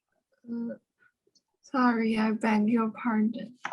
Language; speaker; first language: English; non-native, learner; Chinese